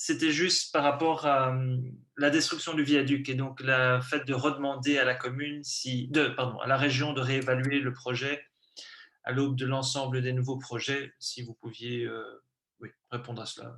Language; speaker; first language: French; native; French